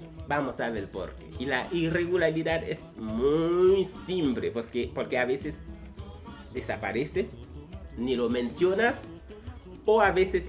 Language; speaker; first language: Spanish; non-native, fluent; Haitian Creole